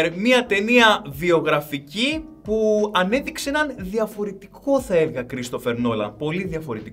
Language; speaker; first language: Greek; native; Greek